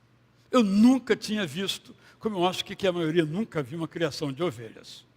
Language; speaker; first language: Portuguese; native; Portuguese